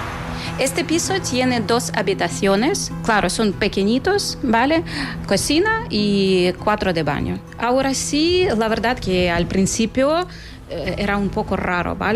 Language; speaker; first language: Spanish; non-native, fluent; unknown